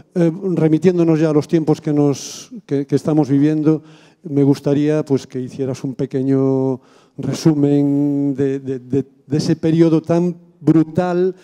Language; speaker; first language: Spanish; native; Spanish